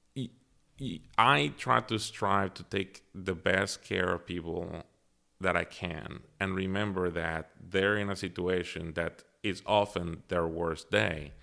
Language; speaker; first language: English; early bilingual, other home language; Spanish